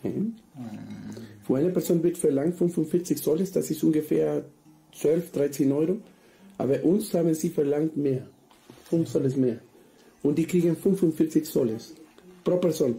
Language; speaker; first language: German; non-native, fluent; Spanish